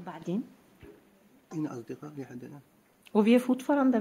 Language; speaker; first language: Swedish; non-native, fluent; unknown